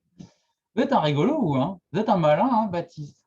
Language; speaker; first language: French; native; French